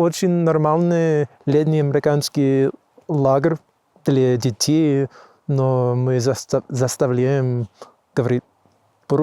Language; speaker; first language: Russian; non-native, learner; English